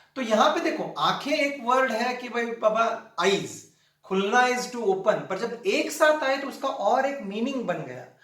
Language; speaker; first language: Hindi; non-native, local second language; Marathi